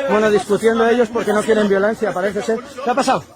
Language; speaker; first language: Spanish; native; Spanish